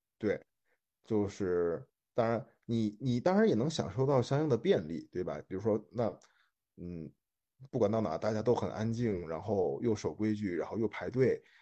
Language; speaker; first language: Chinese; native; Chinese